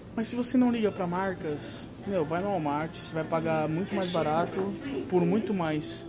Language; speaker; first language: Portuguese; native; Portuguese